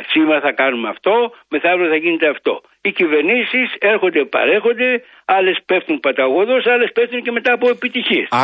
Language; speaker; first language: Greek; native; Greek